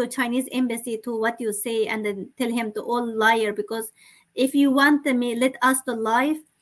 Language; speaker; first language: English; non-native, learner; Chinese